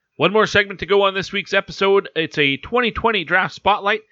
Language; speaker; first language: English; native; English